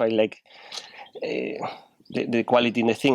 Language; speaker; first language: English; non-native, learner; Spanish